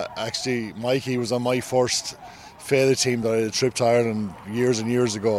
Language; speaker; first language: English; native; English